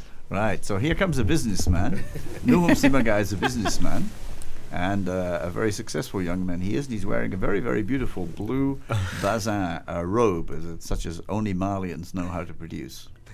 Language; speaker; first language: English; native; English